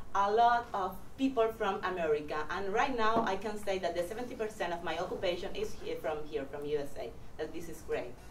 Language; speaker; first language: English; non-native, fluent; Spanish